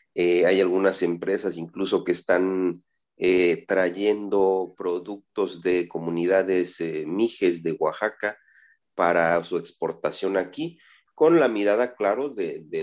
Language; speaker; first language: Spanish; native; Spanish